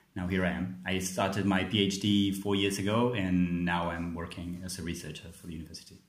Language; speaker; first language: English; non-native, fluent; Spanish